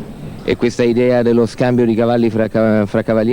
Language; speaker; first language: Italian; native; Italian